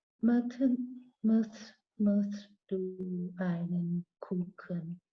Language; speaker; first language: German; non-native, learner; Thai